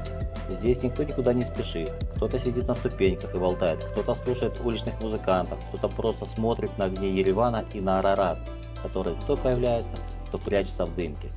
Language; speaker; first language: Russian; native; Russian